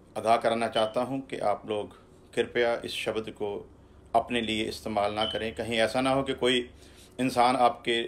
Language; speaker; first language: Hindi; non-native, local second language; Punjabi